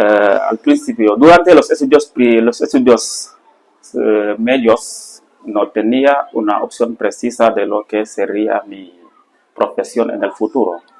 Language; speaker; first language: Spanish; non-native, fluent; Serer